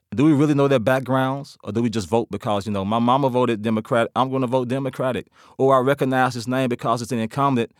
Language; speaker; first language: English; native; English